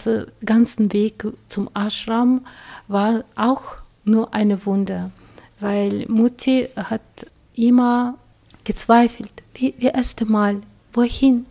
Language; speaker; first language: German; non-native, fluent; Russian